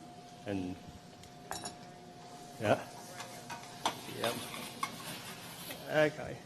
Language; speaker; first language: English; non-native, fluent; Thai